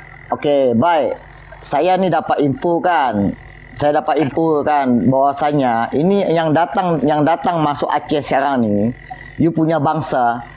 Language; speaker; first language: Malay; native; Malay